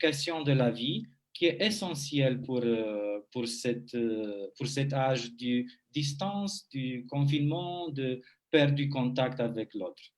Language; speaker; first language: French; non-native, fluent; Romanian